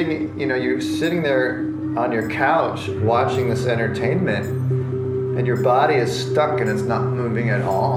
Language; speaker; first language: English; native; English